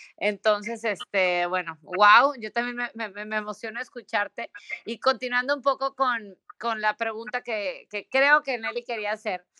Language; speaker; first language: Spanish; native; Spanish